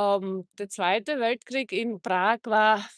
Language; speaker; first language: German; non-native, fluent; Czech